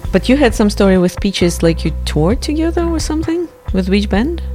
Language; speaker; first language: English; non-native, fluent; Russian